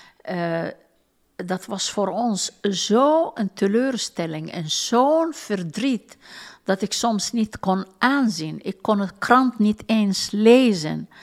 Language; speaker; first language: Dutch; non-native, fluent; Turkish